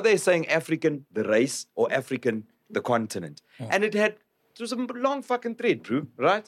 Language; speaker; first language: English; non-native, local second language; Zulu